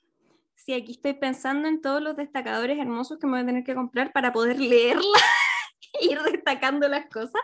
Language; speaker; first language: Spanish; native; Spanish